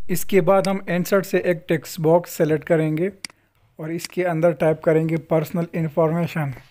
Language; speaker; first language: Urdu; non-native, local second language; Pashto